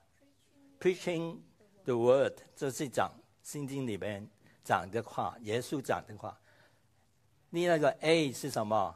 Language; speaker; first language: Chinese; non-native, local second language; Cantonese